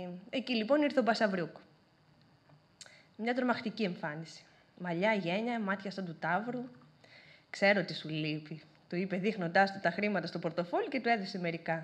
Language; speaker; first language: Greek; native; Greek